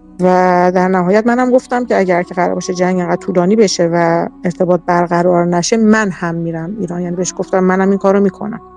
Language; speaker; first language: Persian; native; Persian